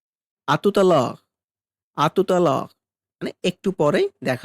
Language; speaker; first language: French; non-native, fluent; Bangla